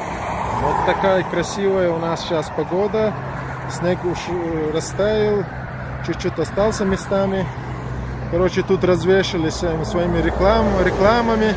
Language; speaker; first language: Russian; non-native, local second language; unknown